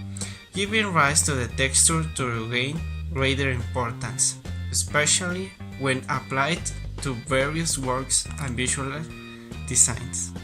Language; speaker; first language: English; non-native, learner; Spanish